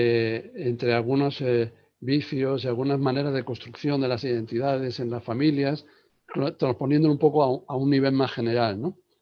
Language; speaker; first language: Spanish; native; Spanish